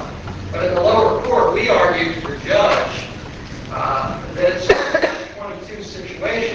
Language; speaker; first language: English; native; English